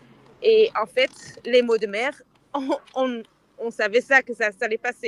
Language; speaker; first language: French; non-native, fluent; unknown